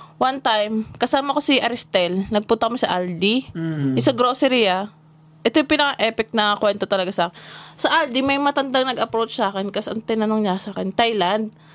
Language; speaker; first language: Filipino; native; Filipino